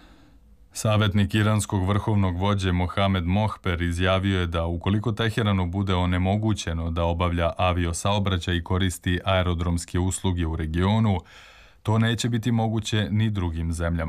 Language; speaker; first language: Serbian; native; Serbian